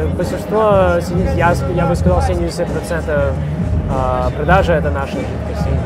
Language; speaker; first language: Russian; early bilingual, heritage; Russian